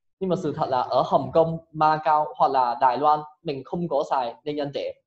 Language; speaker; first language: Vietnamese; non-native, fluent; Cantonese